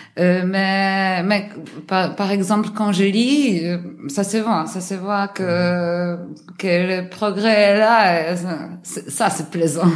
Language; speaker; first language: French; non-native, learner; Polish